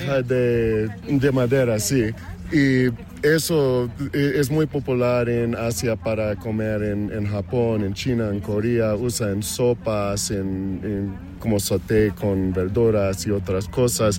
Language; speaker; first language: Spanish; non-native, fluent; English